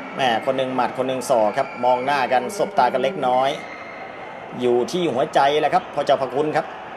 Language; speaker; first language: Thai; native; Thai